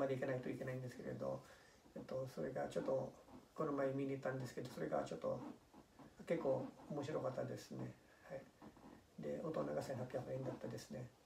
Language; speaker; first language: Japanese; non-native, fluent; Filipino